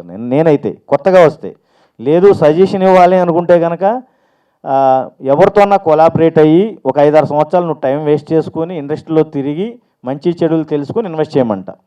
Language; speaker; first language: Telugu; native; Telugu